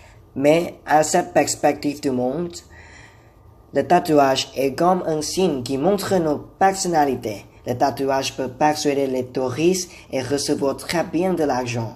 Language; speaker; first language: French; non-native, learner; Thai